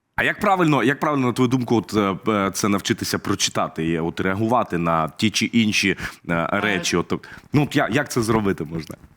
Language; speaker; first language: Ukrainian; native; Ukrainian